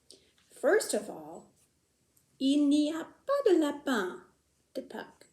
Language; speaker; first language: French; non-native, fluent; English